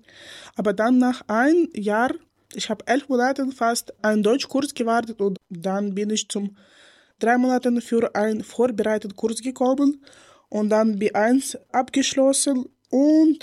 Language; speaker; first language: German; non-native, learner; Ukrainian